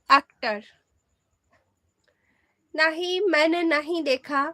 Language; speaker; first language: Hindi; non-native, learner; Bangla